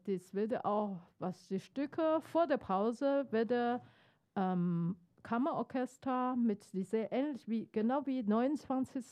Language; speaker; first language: German; non-native, fluent; Chinese